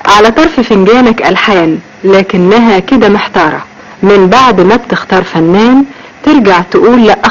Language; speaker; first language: Arabic; native; Arabic